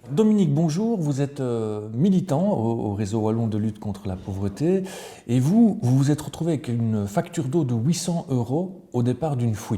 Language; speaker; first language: French; native; French